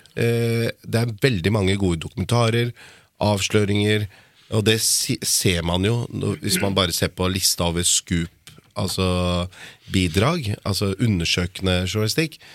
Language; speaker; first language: Norwegian; early bilingual, other home language; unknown